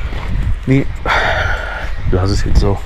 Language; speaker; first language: German; native; German